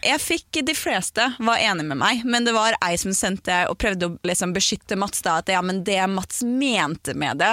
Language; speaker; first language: Norwegian; native; Norwegian